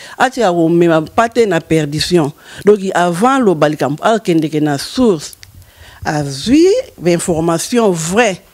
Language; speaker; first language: Lingala; non-native, local second language; Kongo